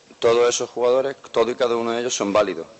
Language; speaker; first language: Spanish; native; Spanish